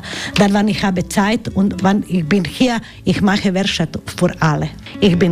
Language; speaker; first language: German; non-native, learner; Croatian